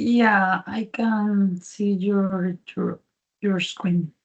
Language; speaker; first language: English; non-native, learner; Spanish